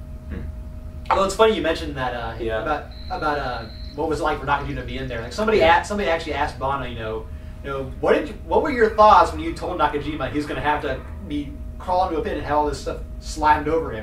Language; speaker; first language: English; native; English